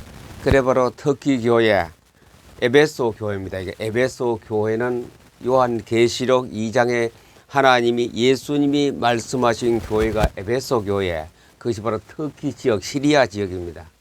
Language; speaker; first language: Korean; native; Korean